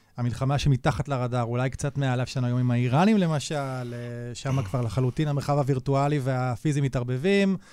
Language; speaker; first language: Hebrew; native; Hebrew